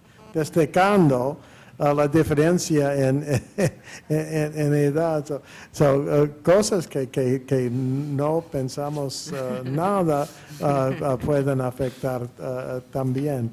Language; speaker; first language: Spanish; non-native, fluent; English